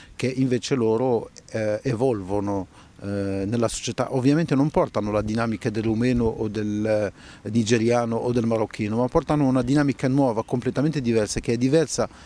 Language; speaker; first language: Italian; non-native, fluent; Arabic